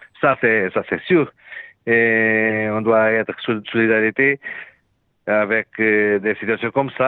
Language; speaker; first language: French; non-native, learner; Portuguese